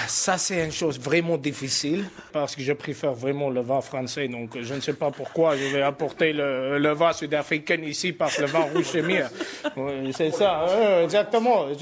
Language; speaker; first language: French; non-native, fluent; Afrikaans